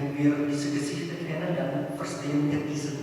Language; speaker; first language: German; non-native, learner; Indonesian